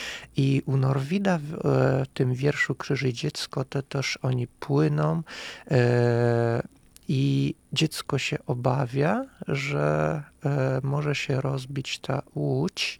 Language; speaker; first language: Polish; non-native, fluent; Russian